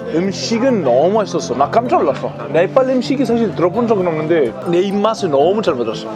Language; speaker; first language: Korean; non-native, fluent; Italian